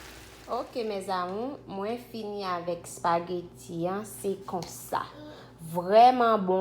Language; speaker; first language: French; non-native, learner; Haitian Creole